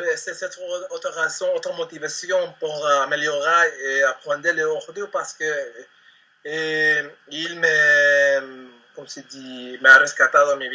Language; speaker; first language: French; non-native, learner; Spanish